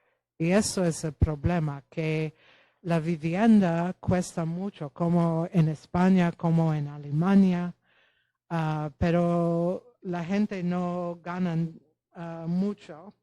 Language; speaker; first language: Spanish; non-native, fluent; Polish